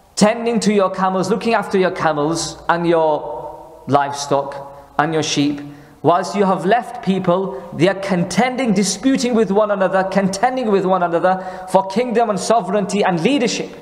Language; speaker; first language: English; early bilingual, other home language; Hindi